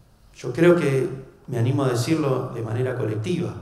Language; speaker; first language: Spanish; native; Spanish